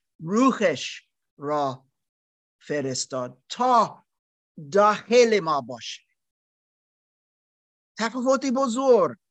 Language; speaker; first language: Persian; non-native, learner; German